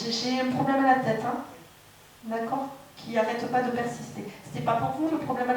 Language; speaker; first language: French; native; French